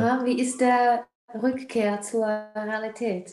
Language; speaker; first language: German; non-native, fluent; Czech